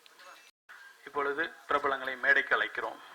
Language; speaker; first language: Tamil; native; Tamil